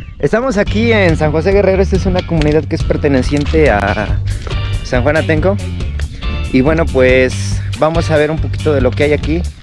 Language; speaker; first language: Spanish; native; Spanish